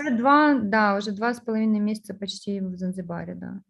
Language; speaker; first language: Russian; native; Russian